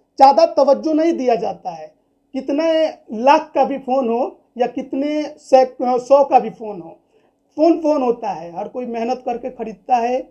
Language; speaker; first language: Hindi; native; Hindi